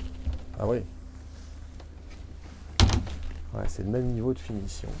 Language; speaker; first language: French; native; French